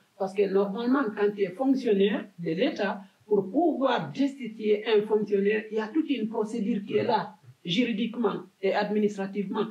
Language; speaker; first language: French; non-native, local second language; Fula